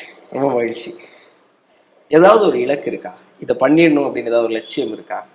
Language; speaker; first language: Tamil; native; Tamil